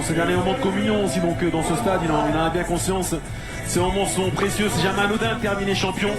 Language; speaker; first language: French; native; French